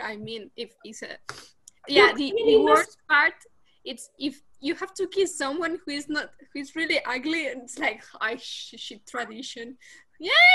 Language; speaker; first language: English; non-native, learner; Spanish